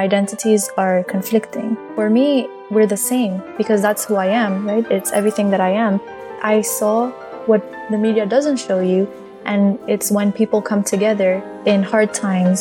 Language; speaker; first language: English; non-native, fluent; French